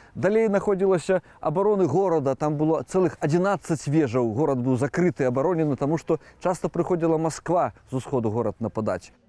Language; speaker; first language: Belarusian; native; Belarusian